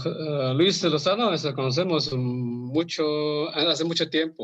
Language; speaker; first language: Spanish; non-native, learner; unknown